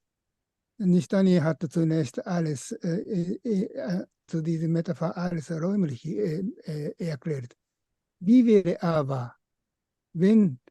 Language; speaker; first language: German; non-native, fluent; Japanese